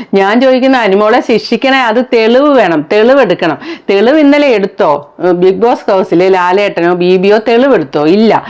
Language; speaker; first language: Malayalam; native; Malayalam